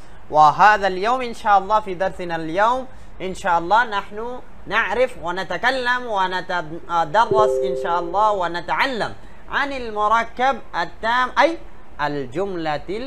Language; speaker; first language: Arabic; non-native, fluent; Bangla